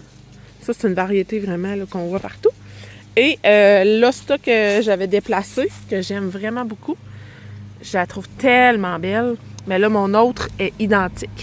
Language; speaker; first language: French; native; French